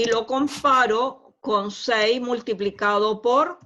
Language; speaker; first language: Spanish; native; Spanish